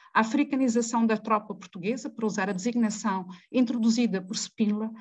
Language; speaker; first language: Portuguese; native; Portuguese